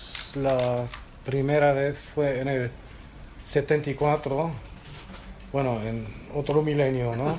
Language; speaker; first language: Spanish; non-native, fluent; German